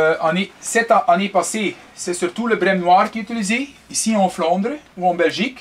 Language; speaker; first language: French; non-native, local second language; Dutch